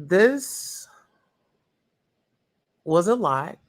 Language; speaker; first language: English; native; English